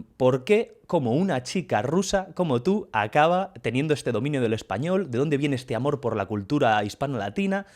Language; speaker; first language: Spanish; native; Spanish